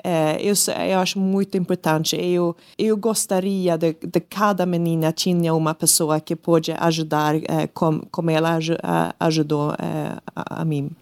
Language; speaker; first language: Portuguese; non-native, learner; Swedish